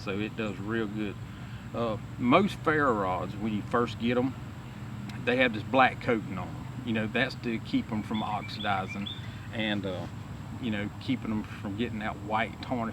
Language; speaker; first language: English; native; English